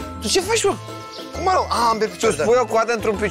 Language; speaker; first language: Romanian; native; Romanian